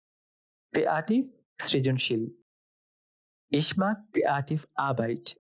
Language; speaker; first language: German; non-native, fluent; Bangla